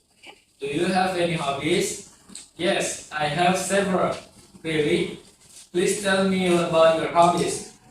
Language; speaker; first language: English; non-native, learner; Indonesian